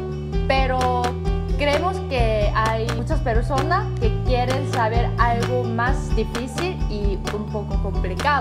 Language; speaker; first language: Spanish; non-native, fluent; Korean